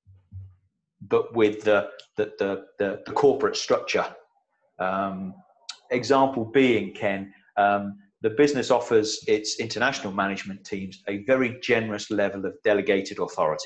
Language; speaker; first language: English; native; English